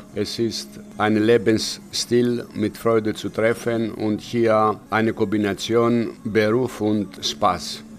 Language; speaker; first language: German; non-native, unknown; Greek